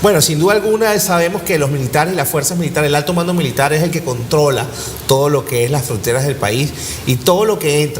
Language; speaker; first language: Spanish; native; Spanish